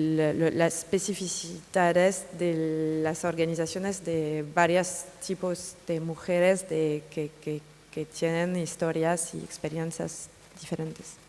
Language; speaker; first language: Spanish; non-native, learner; French